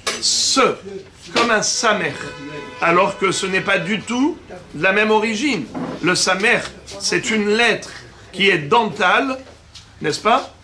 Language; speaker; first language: French; native; French